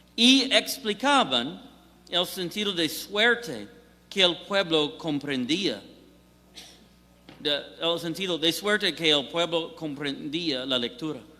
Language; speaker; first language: Spanish; non-native, fluent; English